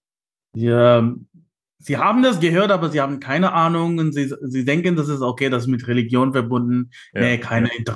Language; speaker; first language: German; non-native, learner; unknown